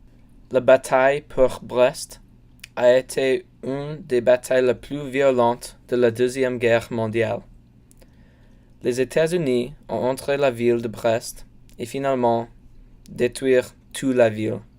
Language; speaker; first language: French; non-native, learner; English